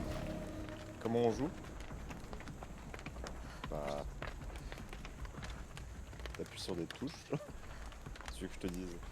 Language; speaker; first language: French; native; French